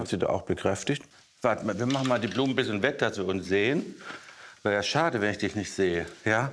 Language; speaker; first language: German; native; German